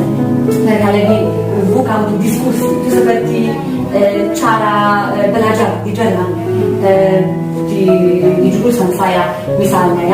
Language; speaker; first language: Indonesian; non-native, fluent; Polish